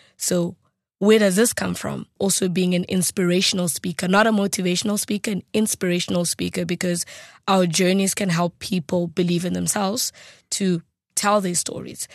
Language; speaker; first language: English; non-native, local second language; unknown